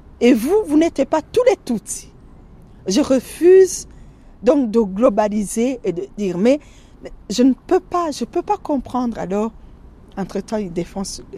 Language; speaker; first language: French; non-native, local second language; Rundi